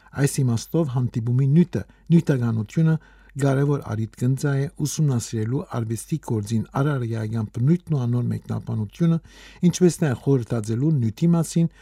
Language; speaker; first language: Armenian; early bilingual, heritage; Armenian